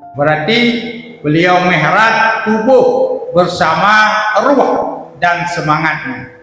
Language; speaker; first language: Malay; non-native, local second language; Achinese